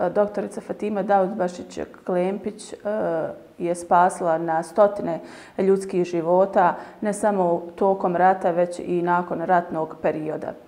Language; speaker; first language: Bosnian; native; Bosnian